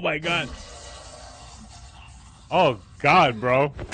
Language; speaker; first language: English; native; English